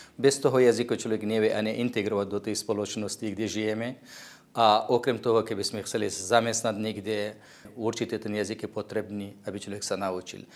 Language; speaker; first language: Slovak; non-native, fluent; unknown